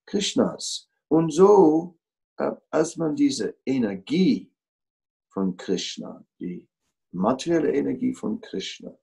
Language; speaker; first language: German; non-native, fluent; Dutch